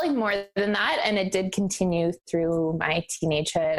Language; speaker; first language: English; native; English